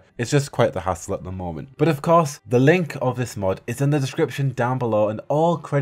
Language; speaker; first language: English; native; English